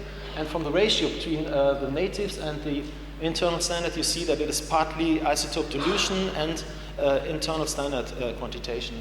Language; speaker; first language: English; non-native, fluent; German